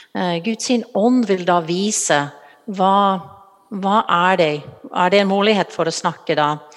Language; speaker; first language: Norwegian; non-native, fluent; English